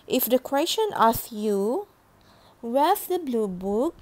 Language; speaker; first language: English; non-native, local second language; Malay